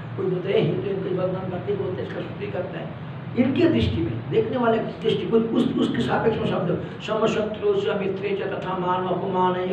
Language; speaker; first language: Hindi; non-native, local second language; Malayalam